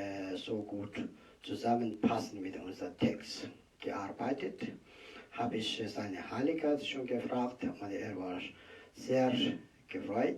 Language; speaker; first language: German; non-native, learner; Tibetan